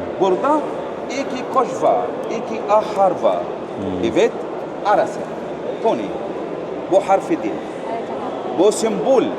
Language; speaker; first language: Turkish; non-native, learner; Arabic